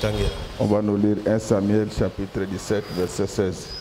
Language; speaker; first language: French; non-native, local second language; Lingala